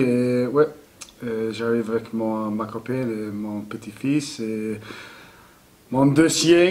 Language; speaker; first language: French; non-native, learner; English